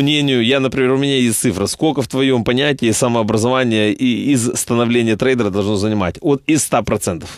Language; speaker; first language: Russian; native; Russian